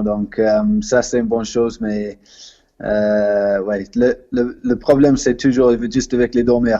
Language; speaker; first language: French; non-native, fluent; English